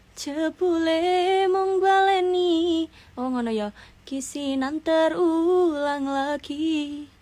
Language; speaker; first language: Indonesian; non-native, local second language; Javanese